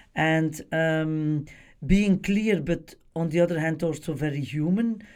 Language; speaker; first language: English; non-native, fluent; Dutch